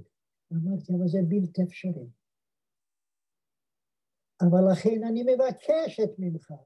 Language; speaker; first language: Hebrew; non-native, fluent; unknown